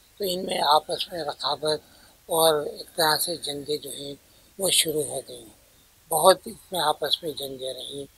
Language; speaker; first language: Urdu; native; Urdu